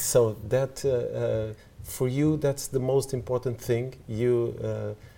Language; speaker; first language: English; non-native, fluent; Portuguese